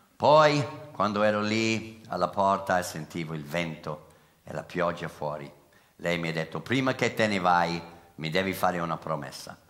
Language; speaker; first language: Italian; non-native, fluent; English